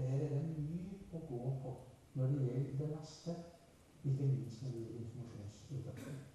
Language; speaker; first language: Norwegian; native; Norwegian